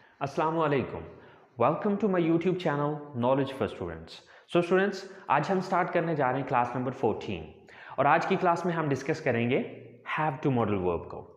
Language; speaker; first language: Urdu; native; Urdu